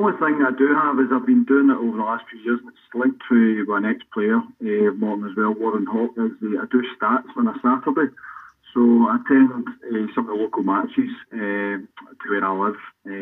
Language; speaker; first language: English; native; English